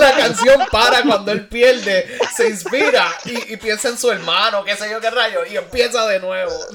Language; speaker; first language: Spanish; early bilingual, heritage; Spanish